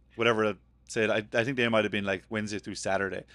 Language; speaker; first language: English; native; English